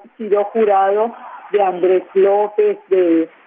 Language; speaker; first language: Spanish; non-native, local second language; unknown